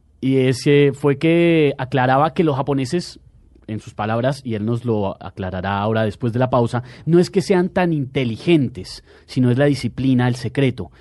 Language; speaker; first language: Spanish; native; Spanish